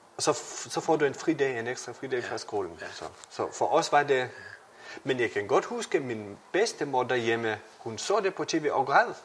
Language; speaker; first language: Danish; non-native, fluent; Lithuanian